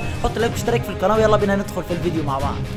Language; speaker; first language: Arabic; native; Arabic